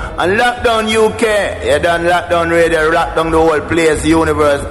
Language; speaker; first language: English; native; English